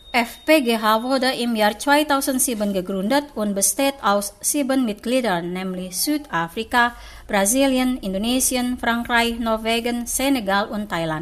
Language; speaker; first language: German; non-native, fluent; Indonesian